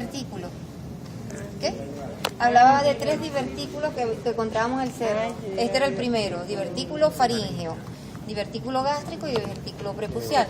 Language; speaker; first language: Spanish; native; Spanish